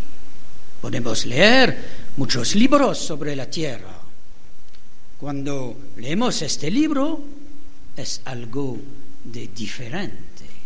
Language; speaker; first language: Spanish; non-native, fluent; French